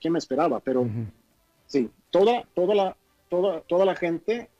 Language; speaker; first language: Spanish; non-native, fluent; Swedish